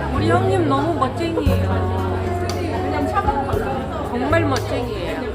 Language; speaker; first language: Korean; native; Korean